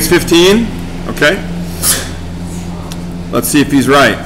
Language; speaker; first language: English; native; English